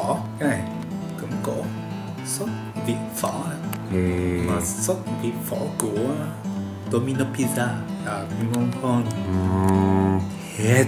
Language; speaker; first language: Vietnamese; non-native, learner; Japanese